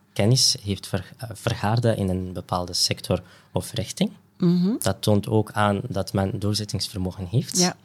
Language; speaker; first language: Dutch; non-native, fluent; Riffian